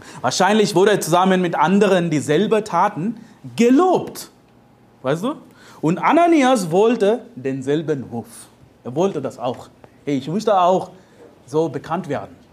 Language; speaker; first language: German; non-native, fluent; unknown